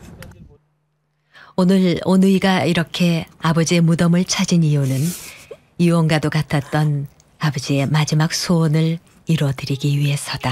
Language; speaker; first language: Korean; native; Korean